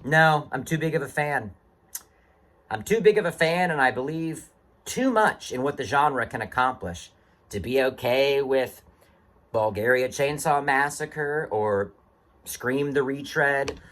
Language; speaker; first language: English; native; English